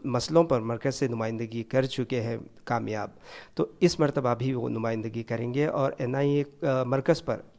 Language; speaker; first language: Urdu; native; Urdu